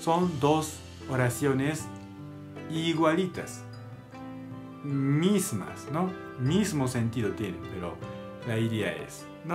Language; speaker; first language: Spanish; non-native, learner; Japanese